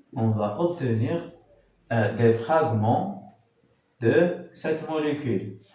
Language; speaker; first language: French; non-native, local second language; Arabic